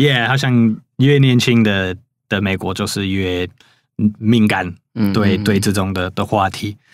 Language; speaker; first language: Chinese; non-native, fluent; English